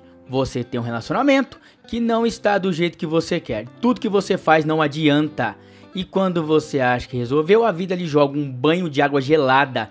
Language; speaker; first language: Portuguese; native; Portuguese